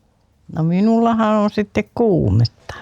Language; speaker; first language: Finnish; native; Finnish